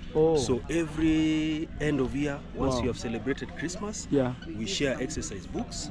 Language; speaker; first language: English; non-native, local second language; Luo (Kenya and Tanzania)